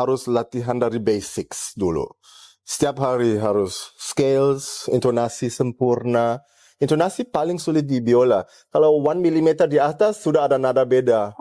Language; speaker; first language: Indonesian; early bilingual, heritage; German